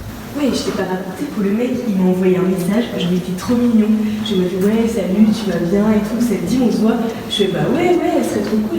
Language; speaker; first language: French; native; French